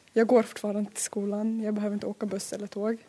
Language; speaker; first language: Swedish; early bilingual, other home language; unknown